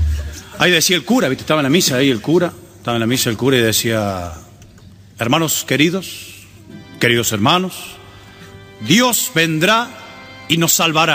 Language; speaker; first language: Spanish; native; Spanish